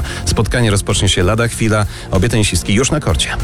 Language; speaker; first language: Polish; native; Polish